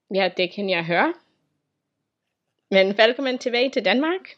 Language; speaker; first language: Danish; non-native, fluent; English